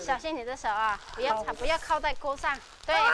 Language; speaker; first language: Chinese; native; Chinese